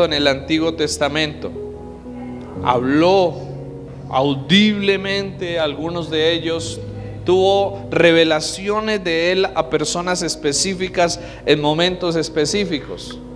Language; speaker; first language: Spanish; native; Spanish